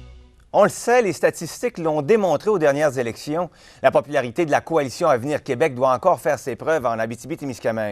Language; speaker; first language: French; native; French